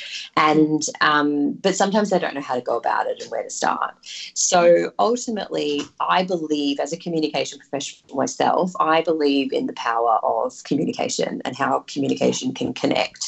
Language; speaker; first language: English; native; English